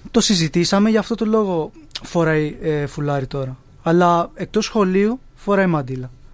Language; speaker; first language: Greek; early bilingual, other home language; Urdu